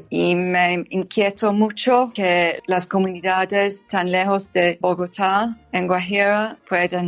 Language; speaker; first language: Spanish; non-native, learner; English